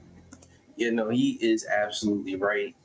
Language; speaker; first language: English; native; English